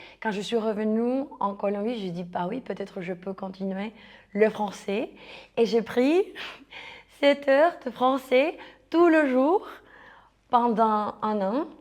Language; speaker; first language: French; non-native, fluent; Spanish